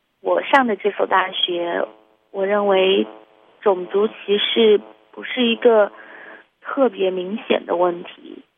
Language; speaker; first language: Chinese; native; Chinese